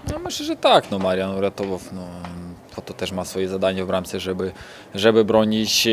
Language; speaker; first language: Polish; non-native, fluent; Ukrainian